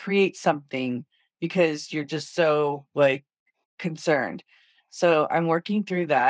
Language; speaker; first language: English; native; English